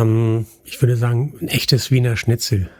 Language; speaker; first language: German; native; German